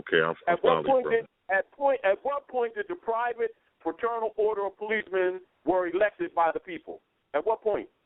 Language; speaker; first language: English; native; English